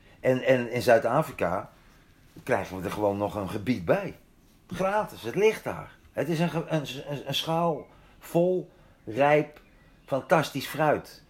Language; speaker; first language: Dutch; native; Dutch